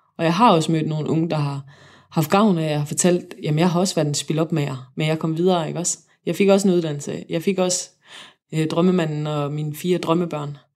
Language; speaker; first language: Danish; native; Danish